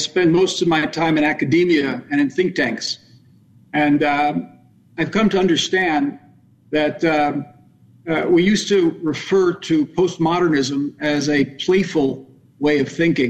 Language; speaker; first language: English; native; English